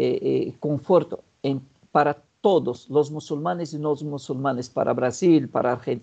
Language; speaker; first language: Spanish; non-native, fluent; Portuguese